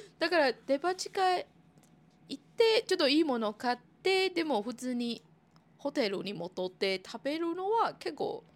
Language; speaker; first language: Japanese; non-native, fluent; Chinese